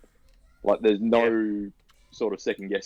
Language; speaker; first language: English; native; English